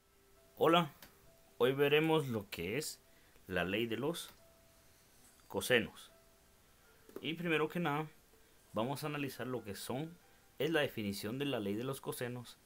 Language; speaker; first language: Spanish; native; Spanish